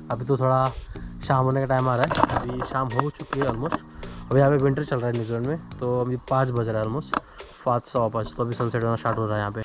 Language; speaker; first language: Hindi; non-native, local second language; Marathi